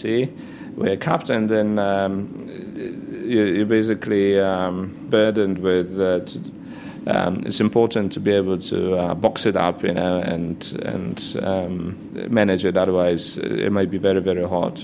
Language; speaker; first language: English; non-native, fluent; Polish